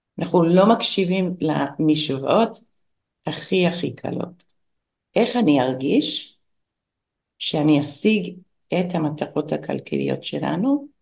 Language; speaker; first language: Hebrew; non-native, fluent; English